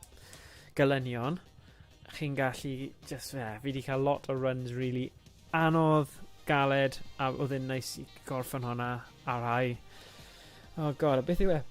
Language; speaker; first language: Welsh; non-native, local second language; English